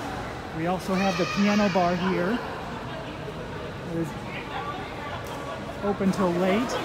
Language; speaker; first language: English; native; English